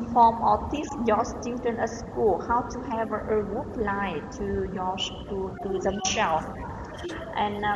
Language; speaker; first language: English; non-native, learner; Vietnamese